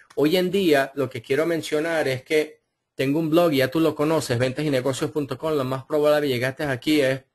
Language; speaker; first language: Spanish; early bilingual, heritage; Spanish